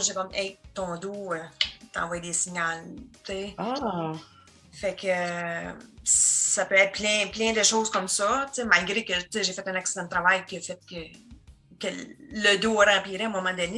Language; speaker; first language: French; native; French